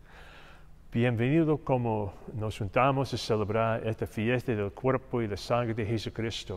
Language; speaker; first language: Spanish; non-native, fluent; English